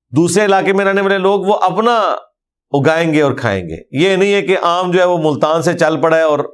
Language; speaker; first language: Urdu; non-native, local second language; Punjabi